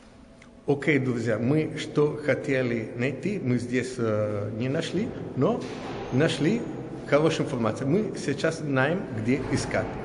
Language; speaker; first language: Russian; non-native, learner; Italian